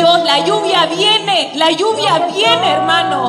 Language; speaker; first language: Spanish; native; Spanish